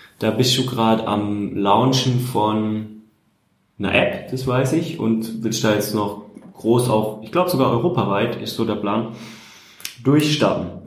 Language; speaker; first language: German; native; German